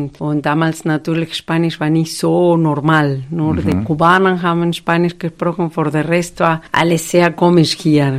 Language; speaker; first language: German; non-native, fluent; Spanish